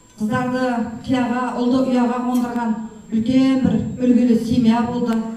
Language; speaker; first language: Kazakh; native; Kazakh